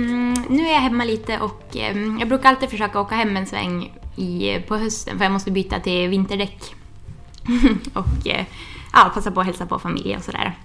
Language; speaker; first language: Swedish; native; Swedish